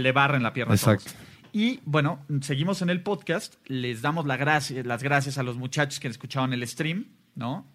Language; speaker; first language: Spanish; native; Spanish